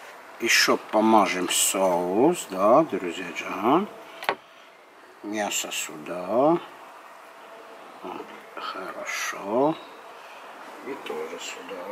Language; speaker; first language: Russian; non-native, local second language; Armenian